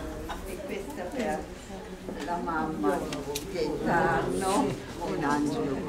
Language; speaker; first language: Italian; non-native, fluent; German